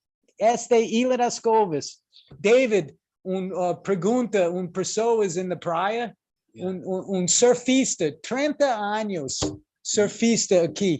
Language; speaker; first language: Portuguese; non-native, learner; English